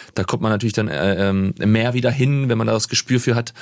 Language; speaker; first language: German; native; German